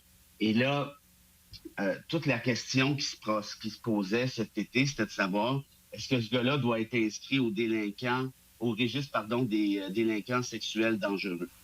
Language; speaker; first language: French; native; French